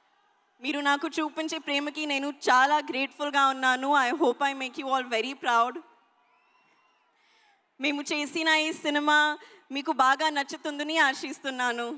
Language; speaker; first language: Telugu; non-native, learner; Hindi